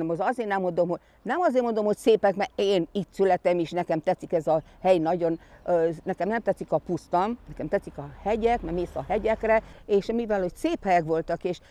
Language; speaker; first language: Hungarian; non-native, local second language; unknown